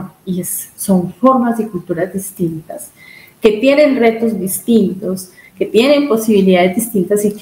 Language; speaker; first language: Spanish; native; Spanish